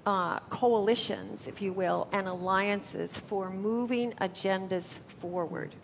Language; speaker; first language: English; native; English